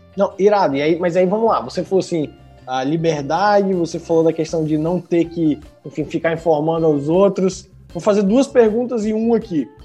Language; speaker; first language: Portuguese; native; Portuguese